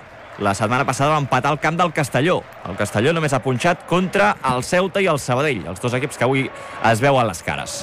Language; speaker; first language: Catalan; native; Catalan